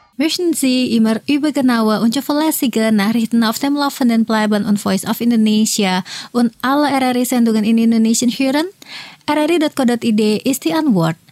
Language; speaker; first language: German; non-native, fluent; Indonesian